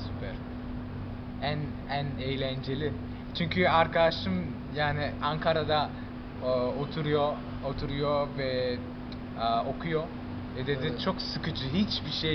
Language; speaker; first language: Turkish; non-native, learner; Chinese